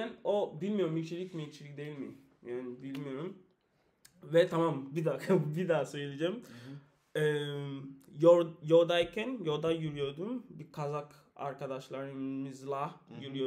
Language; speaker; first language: Turkish; non-native, learner; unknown